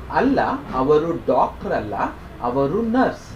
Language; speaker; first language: Kannada; non-native, fluent; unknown